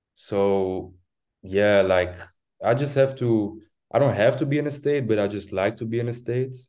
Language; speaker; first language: English; non-native, fluent; French